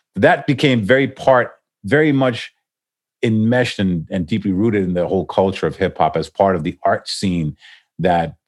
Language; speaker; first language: English; native; English